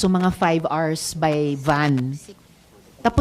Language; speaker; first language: Filipino; native; Filipino